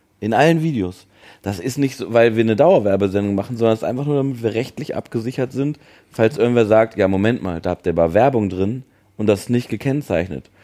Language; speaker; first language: German; native; German